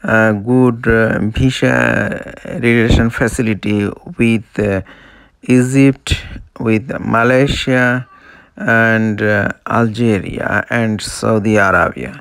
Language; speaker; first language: English; non-native, local second language; Bangla